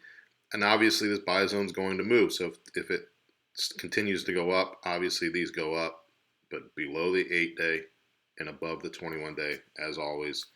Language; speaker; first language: English; native; English